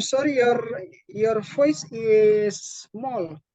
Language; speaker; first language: English; non-native, learner; Indonesian